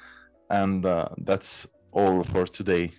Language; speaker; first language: English; non-native, learner; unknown